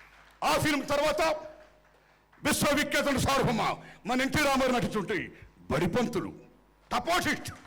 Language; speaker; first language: Telugu; native; Telugu